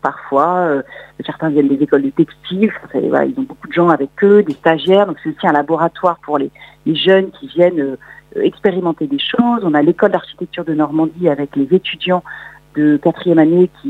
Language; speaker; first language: French; native; French